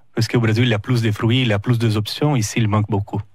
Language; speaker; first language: French; non-native, fluent; Portuguese